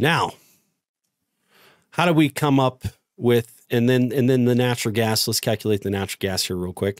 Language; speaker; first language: English; native; English